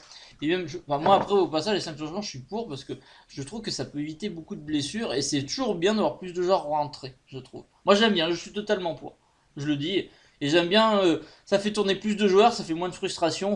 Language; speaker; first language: French; native; French